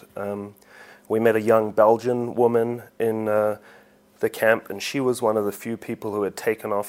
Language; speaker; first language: English; native; English